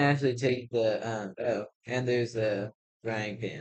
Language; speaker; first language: English; native; English